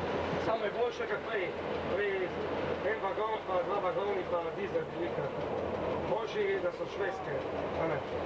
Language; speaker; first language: Slovenian; non-native, learner; Italian